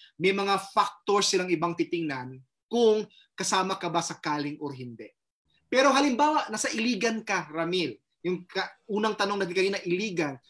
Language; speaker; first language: Filipino; non-native, local second language; Cebuano